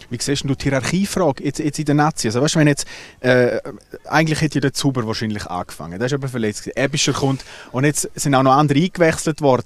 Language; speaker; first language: German; native; German